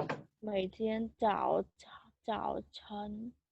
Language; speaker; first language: Chinese; non-native, learner; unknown